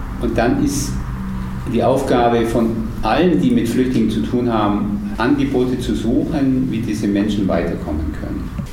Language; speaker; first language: German; native; German